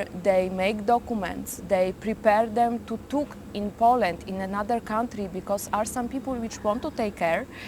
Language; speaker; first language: English; non-native, learner; Polish